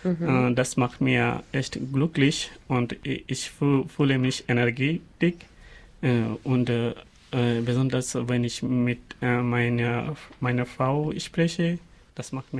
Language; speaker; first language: German; non-native, learner; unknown